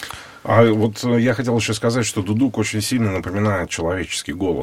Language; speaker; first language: Russian; native; Russian